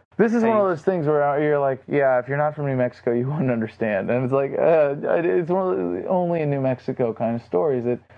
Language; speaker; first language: English; native; English